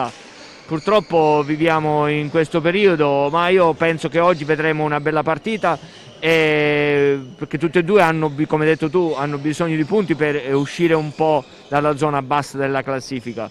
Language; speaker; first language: Italian; native; Italian